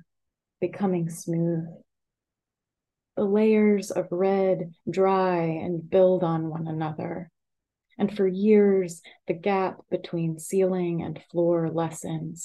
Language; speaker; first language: English; native; English